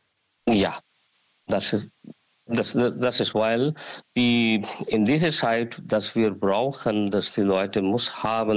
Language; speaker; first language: German; non-native, learner; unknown